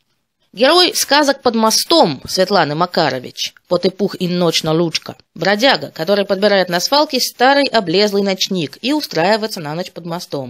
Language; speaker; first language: Russian; native; Russian